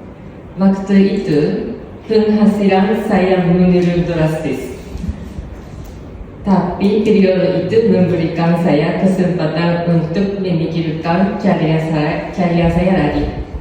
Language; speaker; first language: Indonesian; non-native, fluent; Japanese